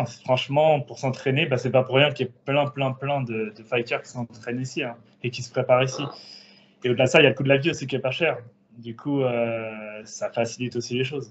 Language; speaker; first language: French; native; French